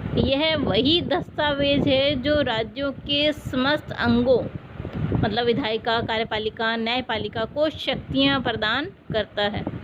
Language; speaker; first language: Hindi; native; Hindi